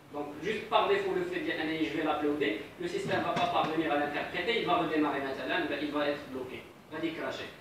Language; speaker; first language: French; non-native, local second language; Arabic